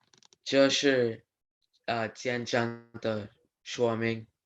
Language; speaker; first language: Chinese; non-native, learner; English